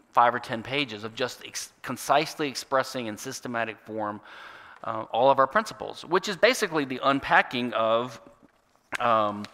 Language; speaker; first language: English; native; English